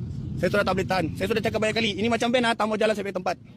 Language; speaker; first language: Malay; non-native, local second language; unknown